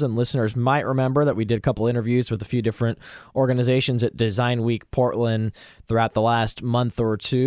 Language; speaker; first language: English; native; English